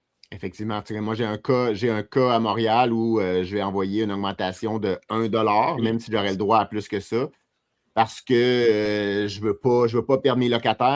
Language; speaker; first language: French; native; French